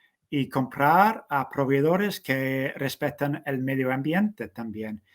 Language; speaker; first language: Spanish; non-native, fluent; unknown